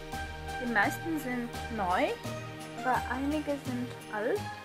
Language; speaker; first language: German; non-native, fluent; Russian